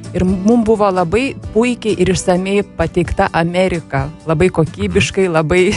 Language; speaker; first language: Lithuanian; native; Lithuanian